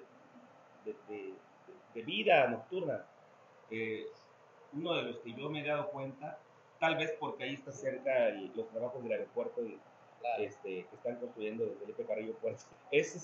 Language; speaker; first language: Spanish; native; Spanish